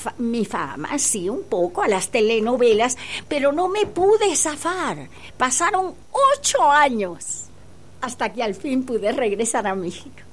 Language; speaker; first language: Spanish; native; Spanish